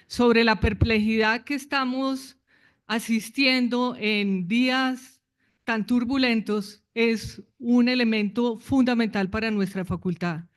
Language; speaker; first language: Spanish; native; Spanish